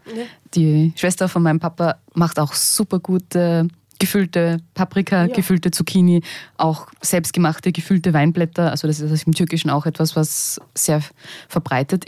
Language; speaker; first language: German; early bilingual, other home language; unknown